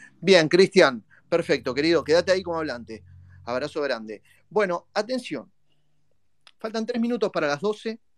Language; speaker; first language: Spanish; native; Spanish